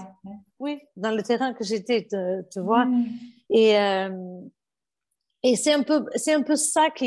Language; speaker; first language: French; non-native, fluent; Portuguese